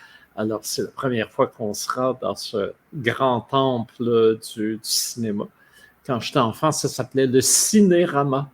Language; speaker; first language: French; native; French